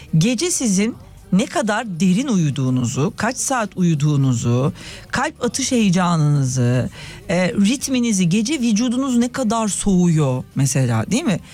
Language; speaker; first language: Turkish; native; Turkish